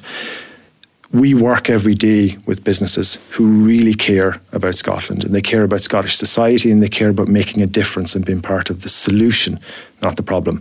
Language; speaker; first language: English; native; English